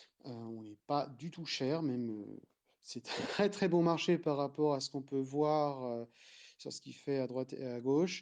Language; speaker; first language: French; native; French